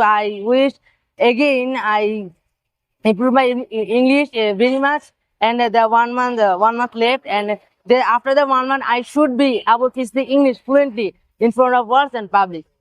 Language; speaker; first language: English; non-native, learner; Bangla